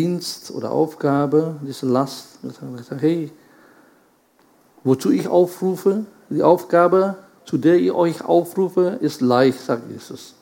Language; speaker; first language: German; non-native, fluent; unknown